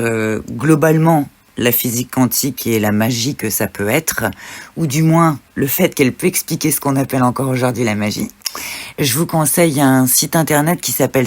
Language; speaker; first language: French; native; French